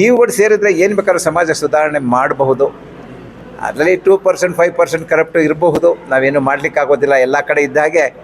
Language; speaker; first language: Kannada; non-native, local second language; Konkani